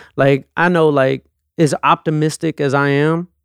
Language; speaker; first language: English; native; English